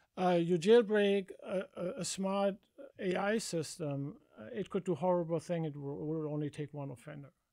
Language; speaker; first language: English; non-native, fluent; German